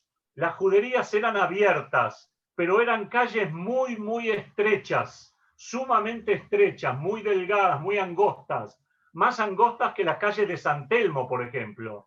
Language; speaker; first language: Spanish; native; Spanish